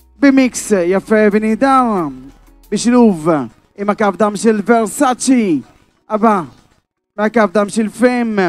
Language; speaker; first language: Hebrew; non-native, local second language; Arabic